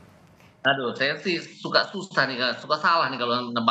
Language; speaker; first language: Indonesian; native; Indonesian